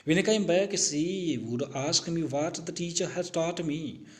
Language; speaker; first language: English; non-native, local second language; Hindi